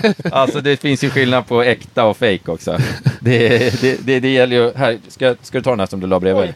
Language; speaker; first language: Swedish; native; Swedish